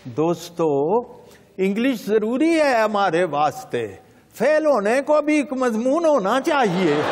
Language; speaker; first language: Urdu; non-native, local second language; Punjabi